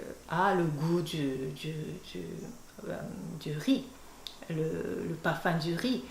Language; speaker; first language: French; non-native, fluent; Japanese